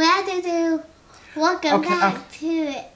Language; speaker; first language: English; native; English